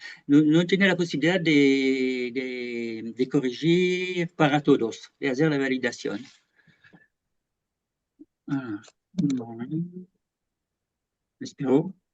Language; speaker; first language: Spanish; non-native, fluent; French